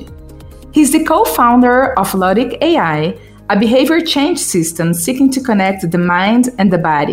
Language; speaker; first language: English; non-native, fluent; Portuguese